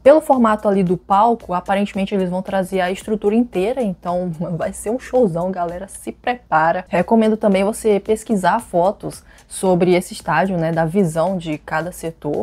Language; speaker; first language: Portuguese; native; Portuguese